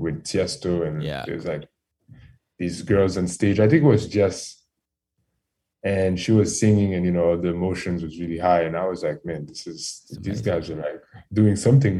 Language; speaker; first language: English; non-native, fluent; French